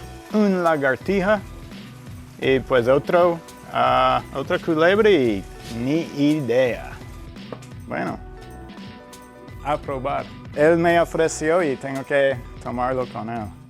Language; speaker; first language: Spanish; non-native, fluent; English